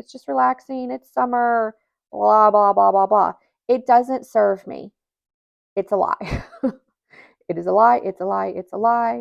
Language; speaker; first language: English; native; English